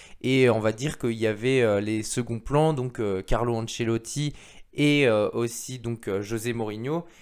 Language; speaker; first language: French; native; French